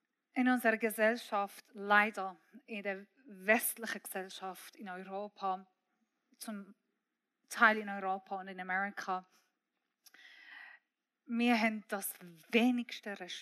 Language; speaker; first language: German; non-native, fluent; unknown